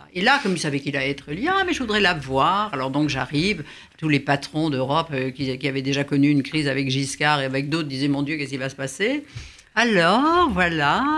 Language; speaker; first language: French; native; French